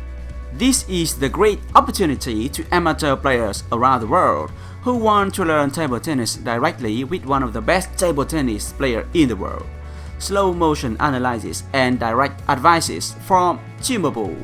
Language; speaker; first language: English; non-native, fluent; Vietnamese